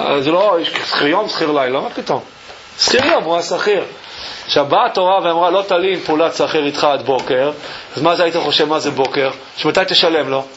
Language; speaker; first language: Hebrew; early bilingual, other home language; English